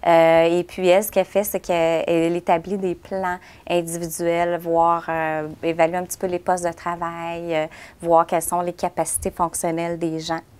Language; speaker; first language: French; native; French